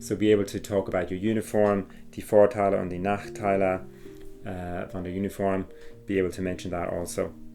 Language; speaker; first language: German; non-native, fluent; English